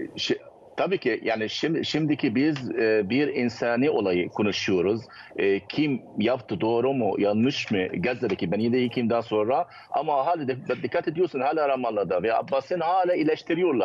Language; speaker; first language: Turkish; non-native, fluent; Arabic